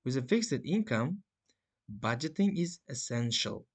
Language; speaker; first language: English; non-native, fluent; Uzbek